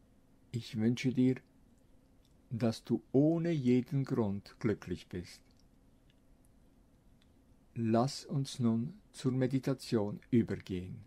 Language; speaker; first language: German; non-native, fluent; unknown